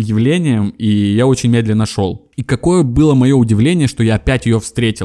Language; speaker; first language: Russian; native; Russian